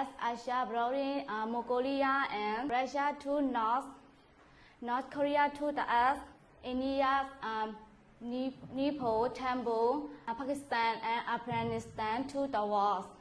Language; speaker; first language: English; non-native, learner; Mon